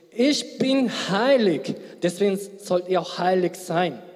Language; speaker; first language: German; non-native, fluent; Korean